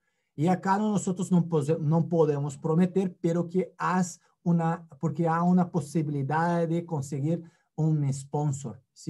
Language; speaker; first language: Spanish; non-native, fluent; Portuguese